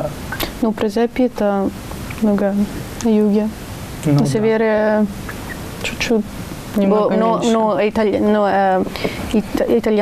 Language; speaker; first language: Russian; non-native, learner; Italian